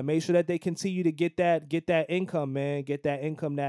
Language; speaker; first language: English; native; English